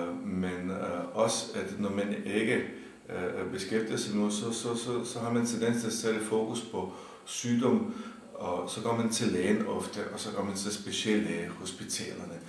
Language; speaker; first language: Danish; non-native, fluent; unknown